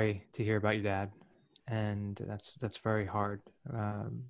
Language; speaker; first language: English; native; English